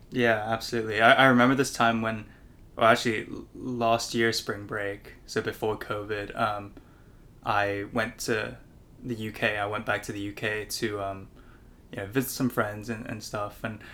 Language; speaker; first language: English; non-native, local second language; Cantonese